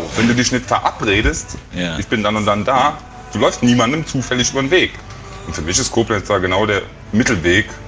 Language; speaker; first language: German; native; German